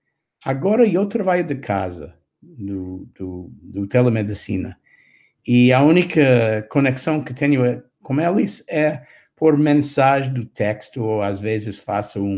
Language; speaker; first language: Portuguese; non-native, fluent; English